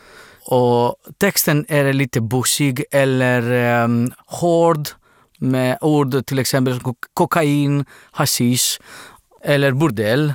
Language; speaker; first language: Swedish; non-native, fluent; Greek